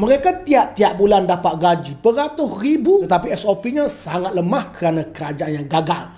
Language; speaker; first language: Malay; native; Malay